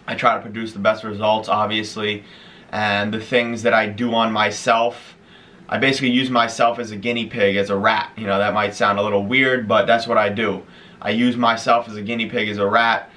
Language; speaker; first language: English; native; English